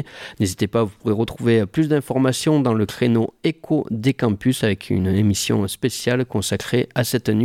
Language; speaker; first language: French; native; French